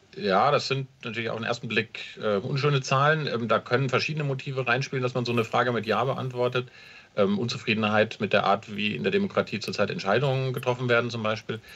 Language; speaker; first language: German; native; German